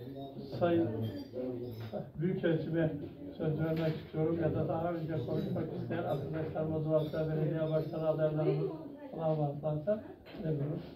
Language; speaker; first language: Turkish; native; Turkish